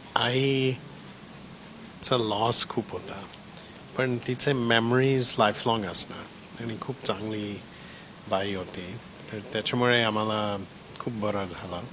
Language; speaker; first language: Marathi; early bilingual, heritage; Marathi